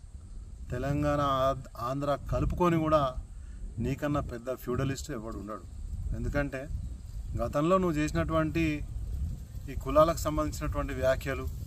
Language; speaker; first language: Telugu; native; Telugu